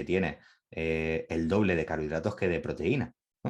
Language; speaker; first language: Spanish; native; Spanish